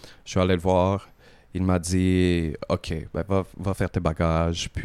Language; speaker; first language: French; native; French